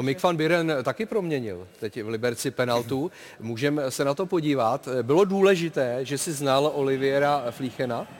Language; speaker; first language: Czech; native; Czech